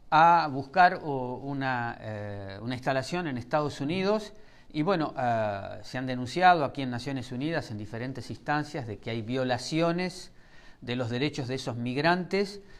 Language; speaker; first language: Spanish; native; Spanish